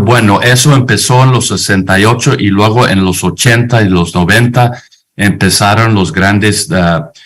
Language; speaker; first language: Spanish; non-native, fluent; English